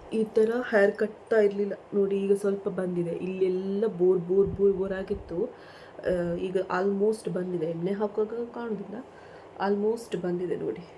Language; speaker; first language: Kannada; non-native, local second language; Tulu